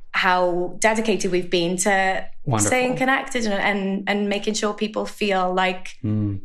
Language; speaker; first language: English; native; English